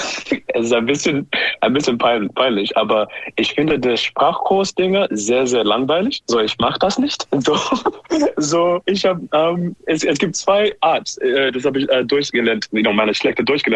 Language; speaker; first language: German; non-native, learner; English